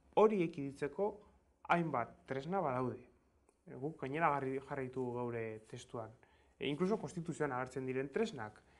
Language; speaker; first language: Basque; non-native, local second language; Spanish